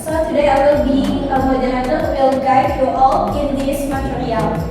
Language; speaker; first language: English; non-native, learner; Indonesian